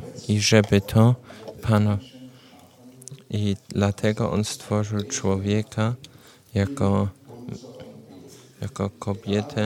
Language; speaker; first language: Polish; non-native, learner; German